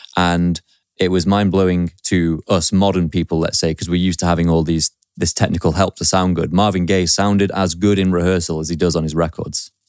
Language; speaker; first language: English; native; English